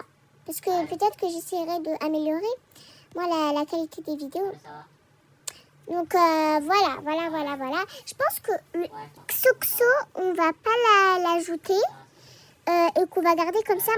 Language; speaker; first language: French; native; French